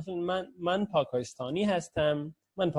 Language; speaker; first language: Persian; non-native, fluent; Urdu